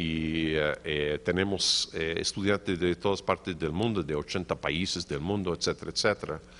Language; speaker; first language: Spanish; non-native, fluent; English